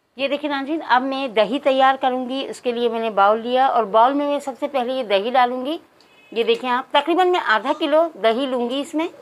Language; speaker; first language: Urdu; native; Urdu